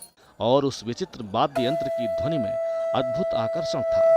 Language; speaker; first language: Hindi; native; Hindi